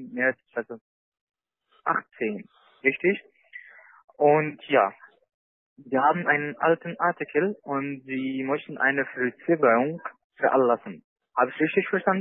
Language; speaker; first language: German; non-native, learner; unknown